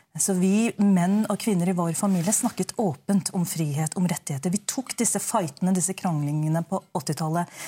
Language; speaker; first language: Norwegian; early bilingual, other home language; Urdu